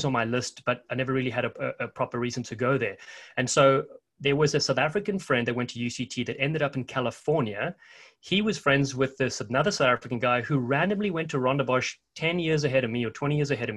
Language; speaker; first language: English; native; English